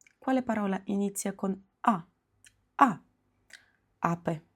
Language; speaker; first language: Italian; non-native, fluent; Ukrainian